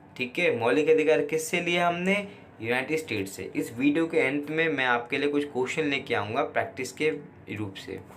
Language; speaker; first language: Hindi; native; Hindi